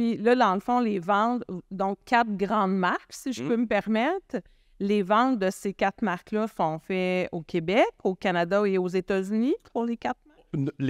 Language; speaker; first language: French; native; French